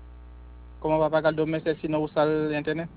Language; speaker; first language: Spanish; non-native, learner; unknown